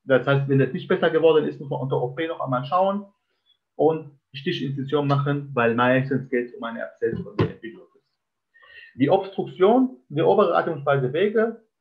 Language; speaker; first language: German; non-native, fluent; Arabic